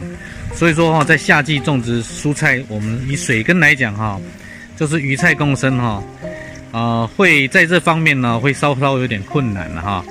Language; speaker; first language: Chinese; native; Chinese